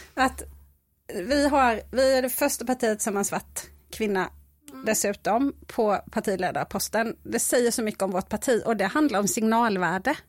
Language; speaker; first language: Swedish; native; Swedish